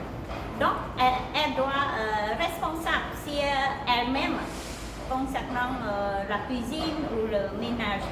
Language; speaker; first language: French; non-native, learner; Khmer